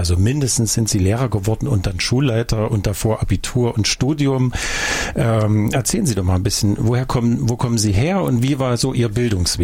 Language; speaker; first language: German; native; German